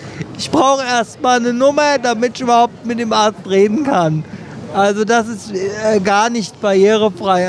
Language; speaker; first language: German; native; German